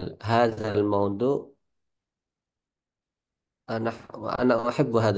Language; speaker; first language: Arabic; non-native, fluent; Indonesian